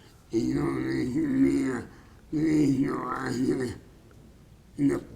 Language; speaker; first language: Spanish; non-native, fluent; English